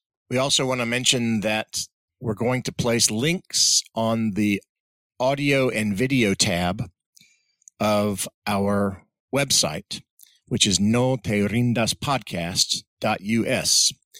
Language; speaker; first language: English; early bilingual, other home language; Spanish